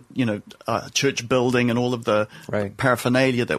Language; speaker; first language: English; native; English